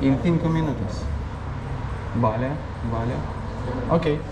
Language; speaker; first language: Spanish; non-native, learner; Russian